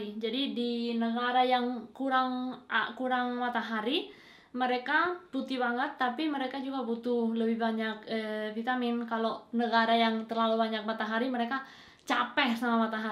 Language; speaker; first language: Indonesian; non-native, fluent; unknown